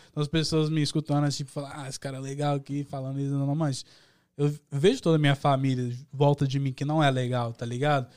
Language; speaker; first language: Portuguese; early bilingual, heritage; Portuguese